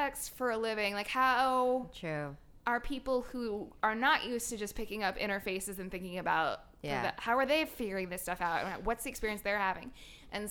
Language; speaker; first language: English; native; English